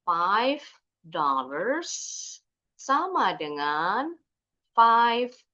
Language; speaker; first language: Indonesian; native; Indonesian